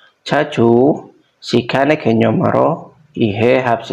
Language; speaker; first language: Korean; non-native, fluent; Indonesian